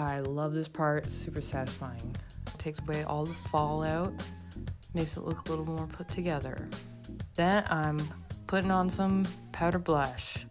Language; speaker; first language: English; native; English